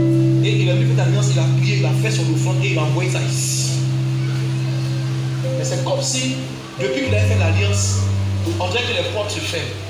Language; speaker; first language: French; native; French